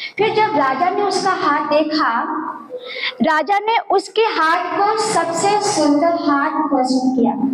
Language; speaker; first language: Hindi; native; Hindi